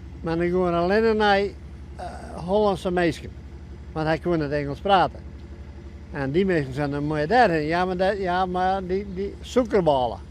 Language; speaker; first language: Dutch; non-native, local second language; Western Frisian